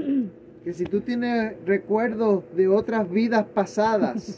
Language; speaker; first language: Spanish; native; Spanish